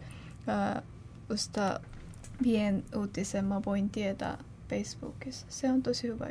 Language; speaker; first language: Finnish; non-native, learner; Korean